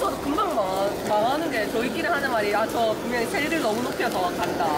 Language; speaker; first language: Korean; native; Korean